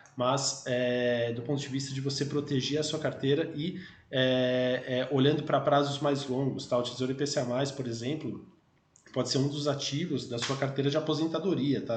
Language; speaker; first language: Portuguese; native; Portuguese